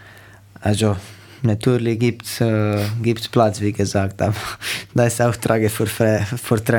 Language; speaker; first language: German; non-native, fluent; Slovenian